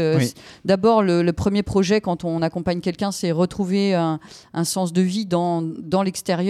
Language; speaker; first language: French; native; French